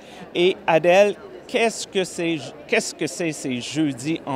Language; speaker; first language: French; native; French